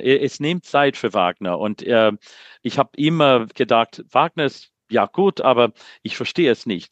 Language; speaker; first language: German; non-native, learner; English